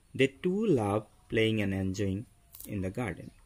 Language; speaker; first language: English; non-native, local second language; Assamese